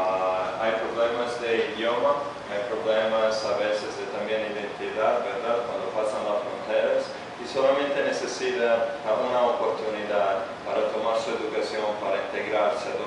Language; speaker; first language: Spanish; non-native, fluent; Italian